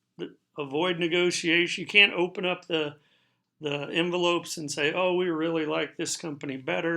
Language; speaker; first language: English; native; English